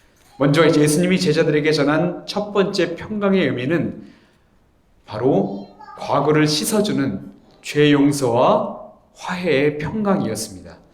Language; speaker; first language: Korean; native; Korean